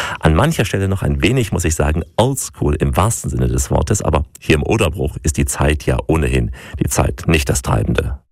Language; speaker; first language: German; native; German